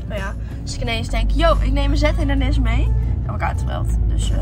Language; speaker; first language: Dutch; native; Dutch